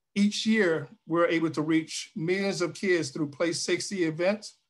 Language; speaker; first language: English; native; English